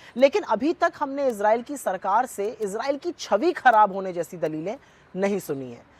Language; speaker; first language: Hindi; native; Hindi